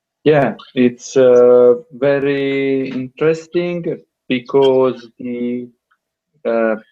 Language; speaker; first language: English; non-native, learner; Italian